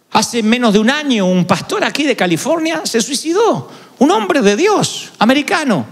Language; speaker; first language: Spanish; native; Spanish